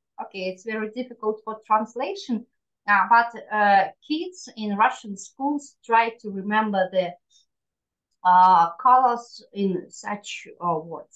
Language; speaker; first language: English; non-native, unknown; Russian